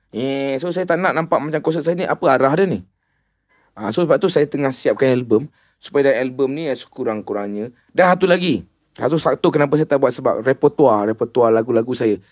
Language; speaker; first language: Malay; native; Malay